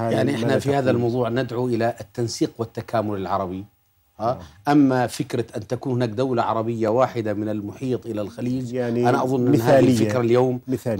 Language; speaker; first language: Arabic; native; Arabic